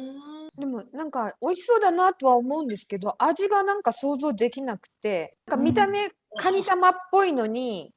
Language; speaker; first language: Japanese; native; Japanese